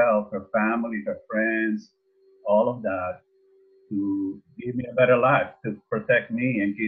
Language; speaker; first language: English; non-native, fluent; Spanish